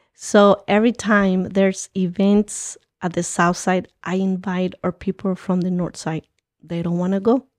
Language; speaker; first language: English; early bilingual, other home language; Spanish